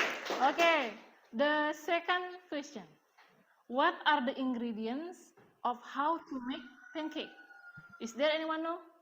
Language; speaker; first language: English; non-native, learner; Indonesian